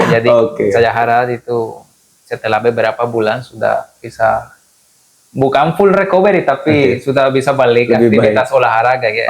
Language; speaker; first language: Indonesian; non-native, fluent; Spanish